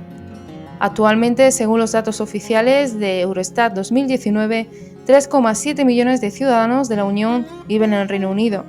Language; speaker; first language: Spanish; native; Spanish